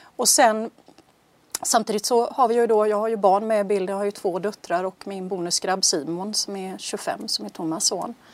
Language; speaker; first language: Swedish; native; Swedish